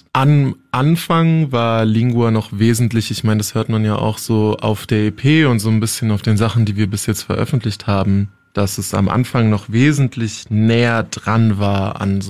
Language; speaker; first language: German; native; German